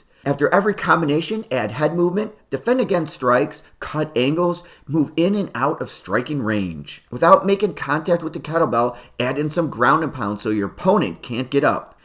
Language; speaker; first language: English; native; English